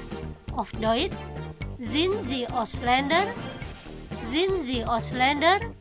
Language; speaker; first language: German; non-native, fluent; Indonesian